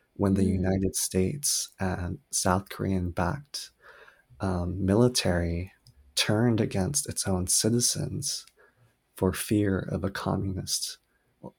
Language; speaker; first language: English; native; English